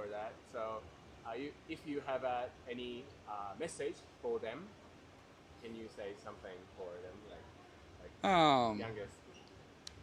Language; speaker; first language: English; non-native, learner; Japanese